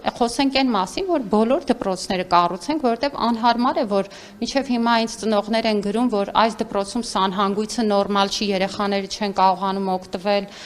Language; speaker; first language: Armenian; native; Armenian